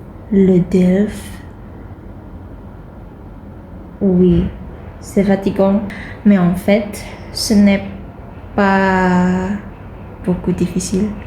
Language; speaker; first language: French; non-native, learner; Indonesian